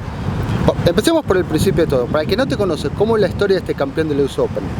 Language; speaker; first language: Spanish; native; Spanish